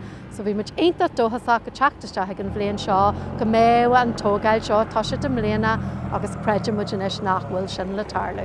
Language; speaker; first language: Irish; non-native, local second language; English